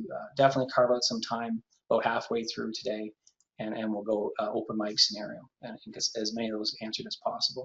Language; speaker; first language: English; native; English